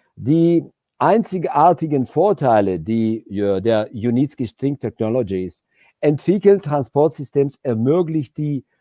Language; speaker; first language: German; non-native, fluent; Georgian